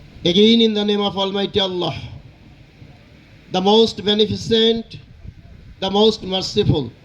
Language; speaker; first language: English; non-native, local second language; Bangla